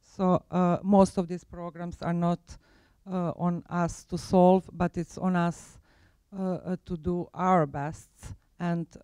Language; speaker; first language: English; non-native, fluent; Croatian